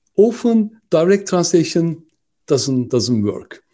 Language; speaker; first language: English; non-native, fluent; Turkish